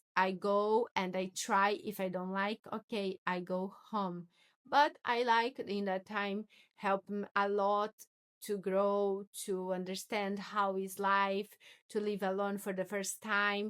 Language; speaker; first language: English; non-native, learner; Portuguese